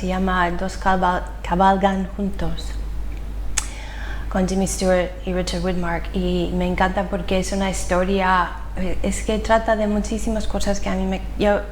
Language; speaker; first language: Spanish; non-native, fluent; English